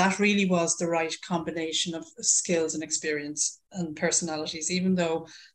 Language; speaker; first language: English; native; English